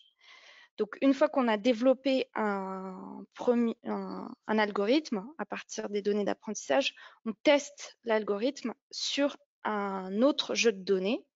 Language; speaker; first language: French; native; French